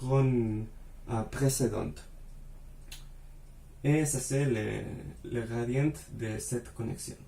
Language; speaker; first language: French; non-native, fluent; Spanish